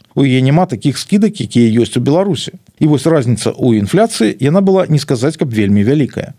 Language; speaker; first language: Belarusian; native; Belarusian